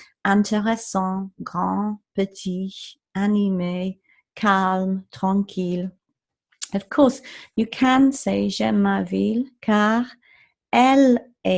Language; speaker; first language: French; non-native, fluent; English